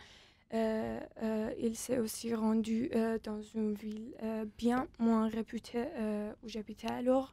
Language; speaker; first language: French; non-native, fluent; Persian